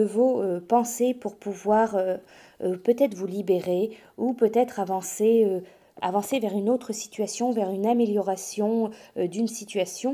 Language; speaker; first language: French; native; French